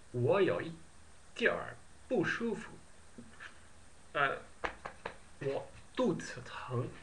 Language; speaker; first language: Chinese; non-native, learner; Dutch